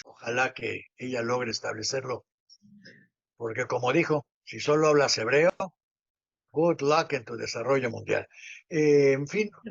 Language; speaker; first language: Spanish; native; Spanish